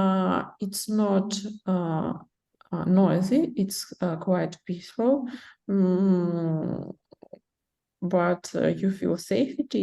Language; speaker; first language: English; non-native, learner; Russian